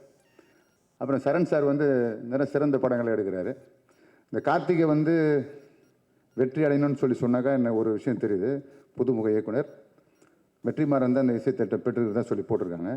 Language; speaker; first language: Tamil; native; Tamil